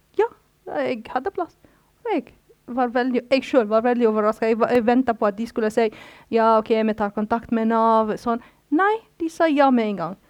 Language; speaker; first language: Norwegian; non-native, fluent; Arabic